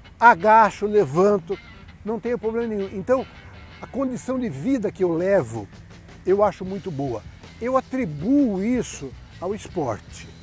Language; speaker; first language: Portuguese; native; Portuguese